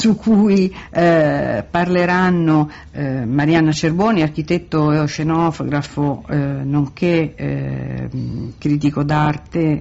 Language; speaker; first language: Italian; native; Italian